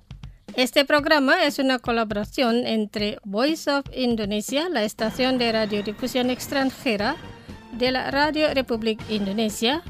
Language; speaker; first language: Spanish; non-native, fluent; Indonesian